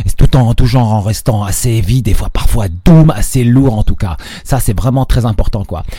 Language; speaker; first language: French; native; French